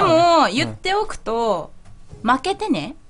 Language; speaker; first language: Japanese; native; Japanese